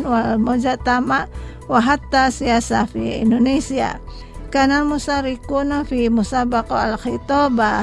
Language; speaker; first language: Arabic; non-native, fluent; Indonesian